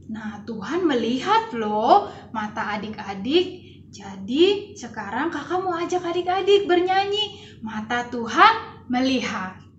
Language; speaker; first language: Indonesian; native; Indonesian